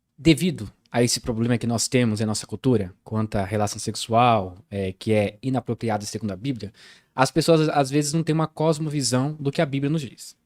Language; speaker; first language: Portuguese; native; Portuguese